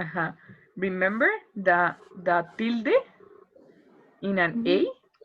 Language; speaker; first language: English; non-native, fluent; Spanish